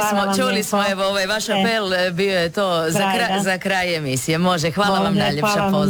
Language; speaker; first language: Serbian; native; Serbian